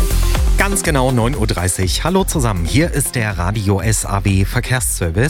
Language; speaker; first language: German; native; German